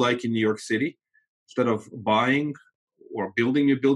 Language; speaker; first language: English; non-native, fluent; Russian